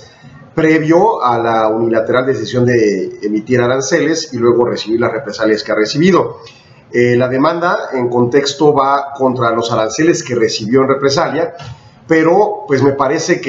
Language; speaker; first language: Spanish; native; Spanish